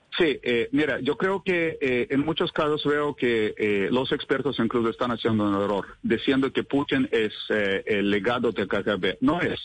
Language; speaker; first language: Spanish; non-native, fluent; Russian